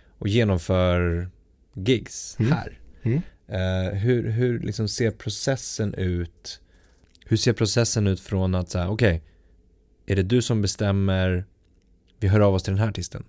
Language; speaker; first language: Swedish; native; Swedish